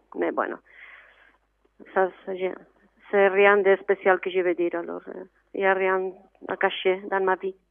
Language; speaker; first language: French; non-native, fluent; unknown